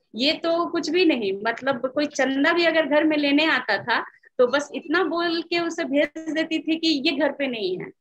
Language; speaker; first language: Hindi; native; Hindi